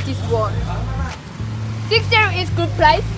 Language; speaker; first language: English; non-native, learner; Korean